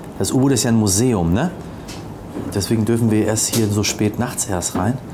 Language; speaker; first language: German; early bilingual, other home language; Persian